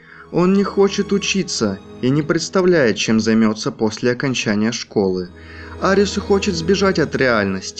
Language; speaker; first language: Russian; native; Russian